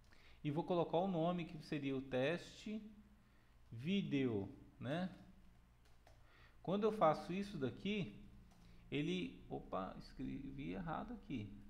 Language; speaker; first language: Portuguese; native; Portuguese